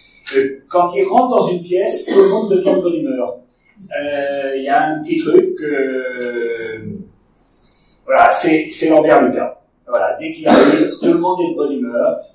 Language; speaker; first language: French; native; French